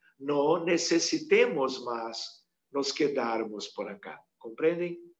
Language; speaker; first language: Spanish; non-native, fluent; Portuguese